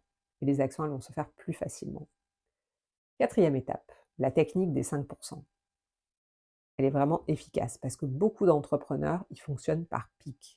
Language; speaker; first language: French; native; French